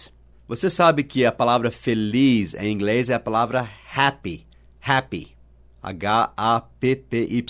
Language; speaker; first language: Portuguese; non-native, fluent; English